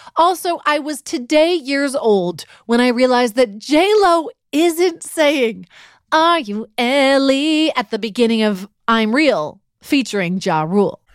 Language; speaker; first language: English; native; English